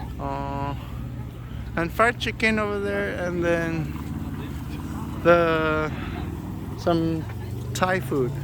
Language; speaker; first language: English; non-native, fluent; Korean